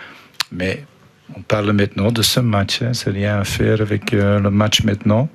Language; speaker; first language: French; non-native, fluent; Dutch